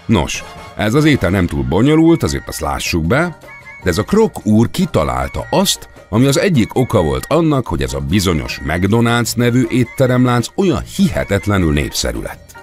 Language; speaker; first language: Hungarian; native; Hungarian